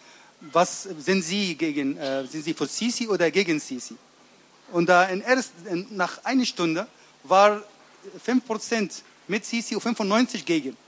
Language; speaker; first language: German; non-native, learner; Arabic